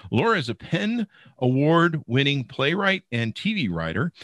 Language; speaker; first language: English; native; English